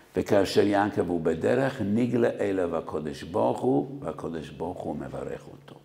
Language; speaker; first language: Hebrew; non-native, fluent; Yiddish